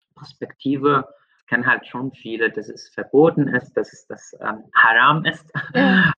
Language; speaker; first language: German; non-native, fluent; Arabic